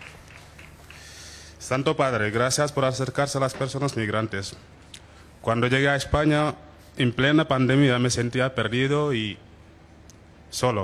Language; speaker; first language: Spanish; non-native, fluent; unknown